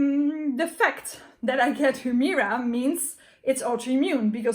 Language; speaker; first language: English; non-native, fluent; Dutch